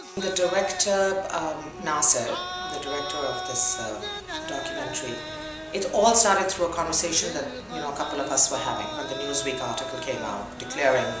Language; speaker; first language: English; non-native, local second language; Urdu